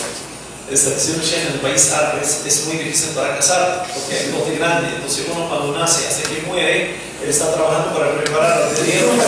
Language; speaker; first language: Spanish; non-native, fluent; Arabic